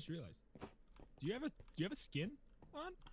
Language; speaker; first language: English; native; English